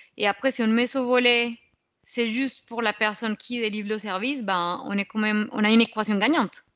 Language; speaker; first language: French; non-native, fluent; Spanish